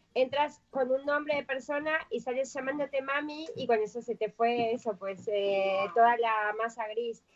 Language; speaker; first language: Spanish; native; Spanish